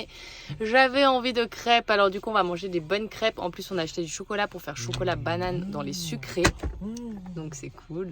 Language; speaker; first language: French; native; French